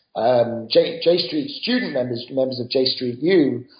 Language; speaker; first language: English; native; English